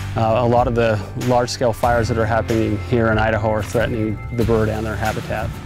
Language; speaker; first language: English; native; English